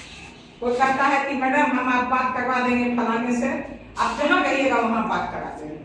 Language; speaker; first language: Hindi; native; Hindi